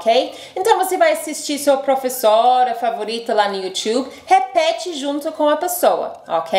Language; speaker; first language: Portuguese; non-native, fluent; English